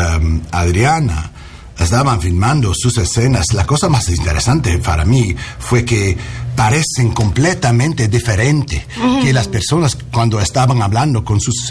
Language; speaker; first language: Spanish; non-native, learner; English